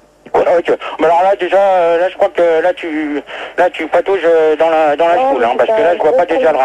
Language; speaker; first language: French; native; French